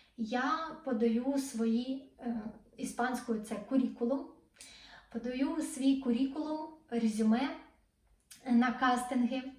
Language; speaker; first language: Ukrainian; non-native, local second language; Russian